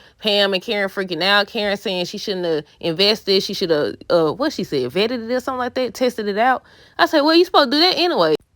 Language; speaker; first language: English; native; English